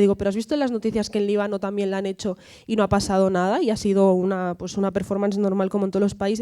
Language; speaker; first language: Spanish; native; Spanish